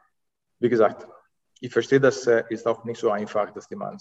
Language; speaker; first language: German; non-native, fluent; Italian